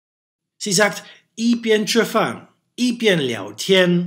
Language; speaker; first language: German; non-native, fluent; Dutch